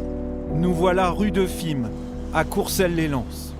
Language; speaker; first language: French; native; French